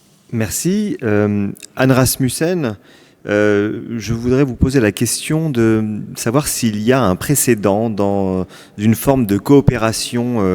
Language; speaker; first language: French; native; French